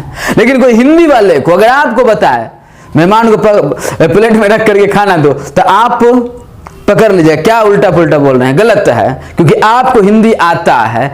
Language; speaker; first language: Hindi; native; Hindi